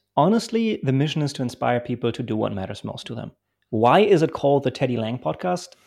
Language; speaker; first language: English; non-native, fluent; German